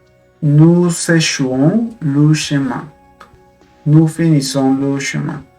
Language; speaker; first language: French; non-native, fluent; Spanish